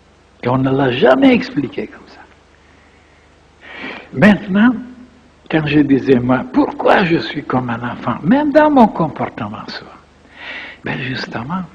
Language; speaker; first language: French; non-native, fluent; Bulgarian